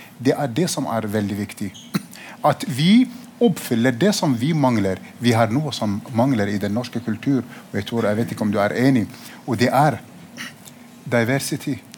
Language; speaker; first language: Norwegian; non-native, fluent; Arabic